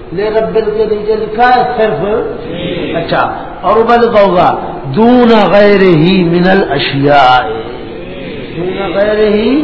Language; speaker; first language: Urdu; non-native, local second language; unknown